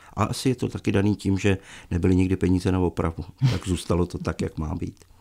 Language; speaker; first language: Czech; native; Czech